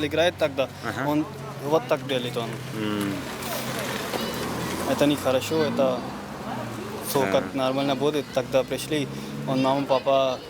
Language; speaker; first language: Russian; non-native, learner; Urdu